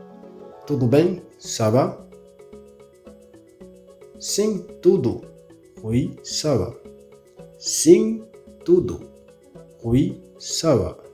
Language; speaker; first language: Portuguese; non-native, learner; Haitian Creole